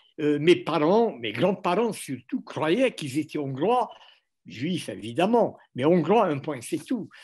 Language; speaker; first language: French; non-native, fluent; Hungarian